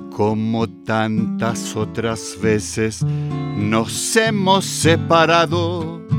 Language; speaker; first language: Spanish; native; Spanish